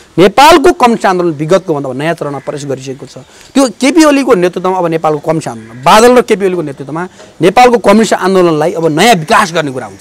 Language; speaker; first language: Nepali; native; Nepali